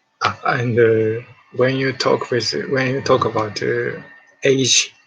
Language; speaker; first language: English; non-native, learner; Japanese